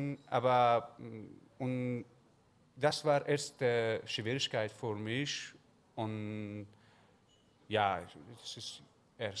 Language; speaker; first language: German; non-native, learner; Persian